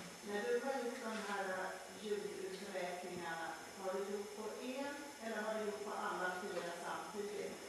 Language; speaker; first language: Swedish; native; Swedish